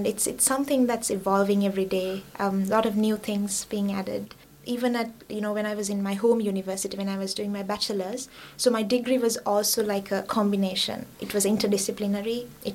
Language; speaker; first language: English; non-native, local second language; Sinhala